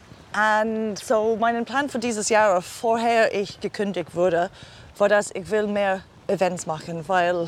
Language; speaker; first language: German; non-native, fluent; English